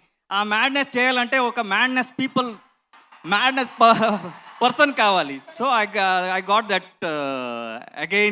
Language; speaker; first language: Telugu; non-native, learner; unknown